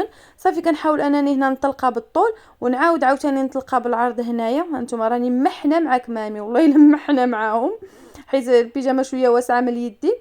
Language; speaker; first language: Arabic; native; Arabic